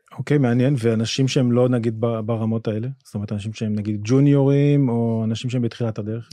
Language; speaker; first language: Hebrew; native; Hebrew